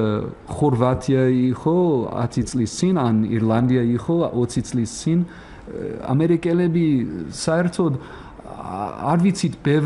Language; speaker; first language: Georgian; non-native, learner; English